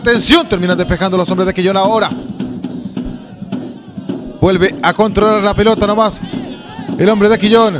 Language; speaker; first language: Spanish; native; Spanish